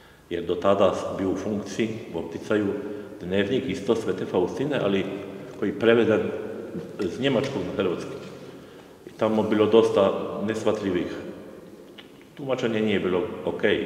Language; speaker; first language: Serbian; non-native, fluent; Polish